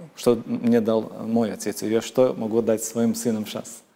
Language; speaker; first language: Russian; non-native, local second language; Latvian